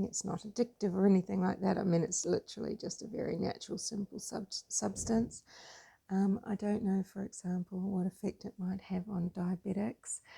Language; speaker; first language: English; native; English